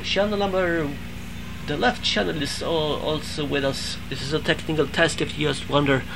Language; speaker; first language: English; non-native, learner; Swedish